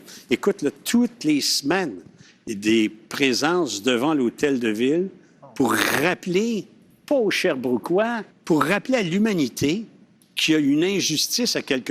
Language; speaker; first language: French; native; French